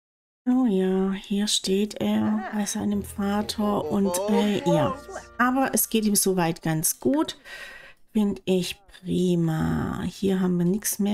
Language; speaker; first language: German; native; German